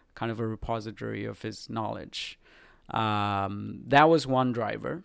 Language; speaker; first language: English; non-native, local second language; Sinhala